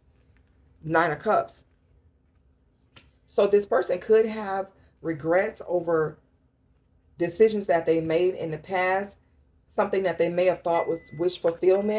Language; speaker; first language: English; native; English